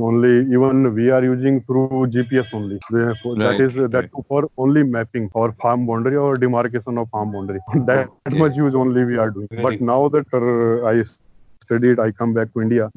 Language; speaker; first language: English; non-native, local second language; Hindi